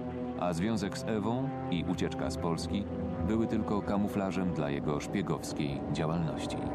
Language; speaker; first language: Polish; native; Polish